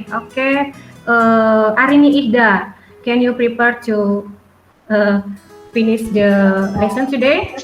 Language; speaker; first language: English; non-native, learner; Indonesian